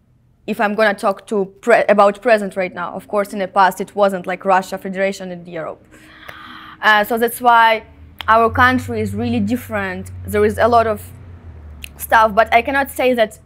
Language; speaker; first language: English; non-native, fluent; Ukrainian